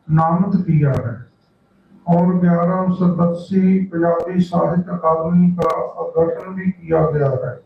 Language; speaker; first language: Hindi; non-native, local second language; Punjabi